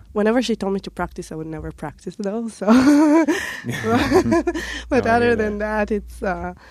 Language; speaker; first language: English; non-native, fluent; Hebrew